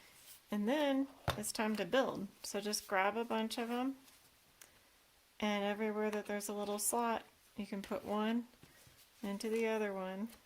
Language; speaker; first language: English; native; English